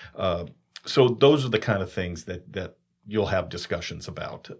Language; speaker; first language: English; native; English